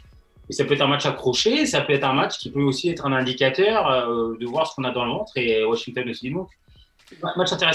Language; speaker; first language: French; native; French